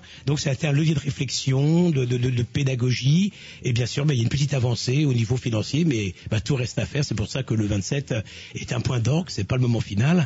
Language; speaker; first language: French; native; French